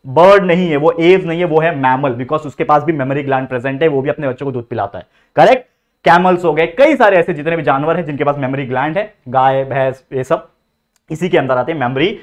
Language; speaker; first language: Hindi; native; Hindi